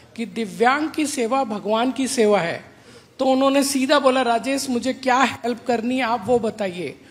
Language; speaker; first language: Hindi; native; Hindi